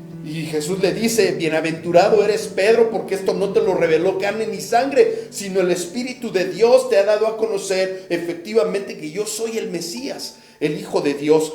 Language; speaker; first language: Spanish; native; Spanish